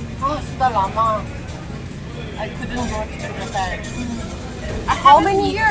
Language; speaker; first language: English; non-native, learner; Korean